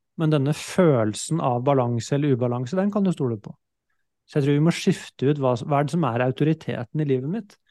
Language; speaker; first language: Norwegian; native; Norwegian